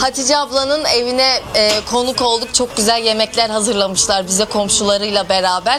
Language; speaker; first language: Turkish; native; Turkish